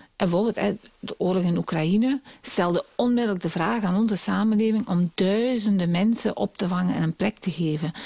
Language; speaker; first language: Dutch; native; Dutch